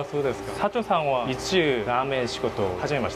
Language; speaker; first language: Japanese; non-native, learner; Korean